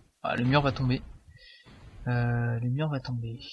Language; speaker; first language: French; native; French